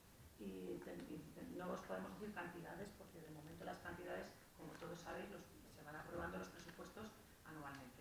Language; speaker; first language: Spanish; native; Spanish